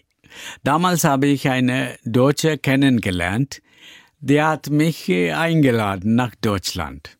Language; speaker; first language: German; non-native, learner; Tamil